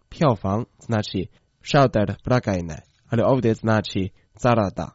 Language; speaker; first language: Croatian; non-native, fluent; Chinese